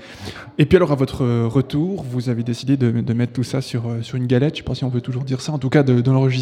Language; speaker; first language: French; native; French